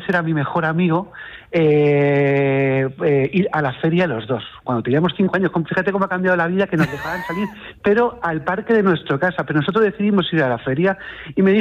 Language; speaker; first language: Spanish; native; Spanish